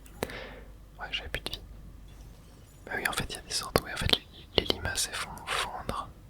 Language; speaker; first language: French; native; French